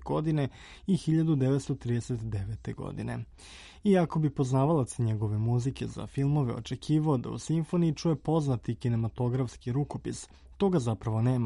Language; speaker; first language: Croatian; native; Croatian